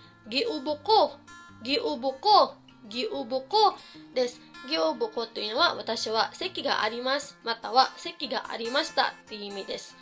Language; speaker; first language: Japanese; non-native, fluent; Filipino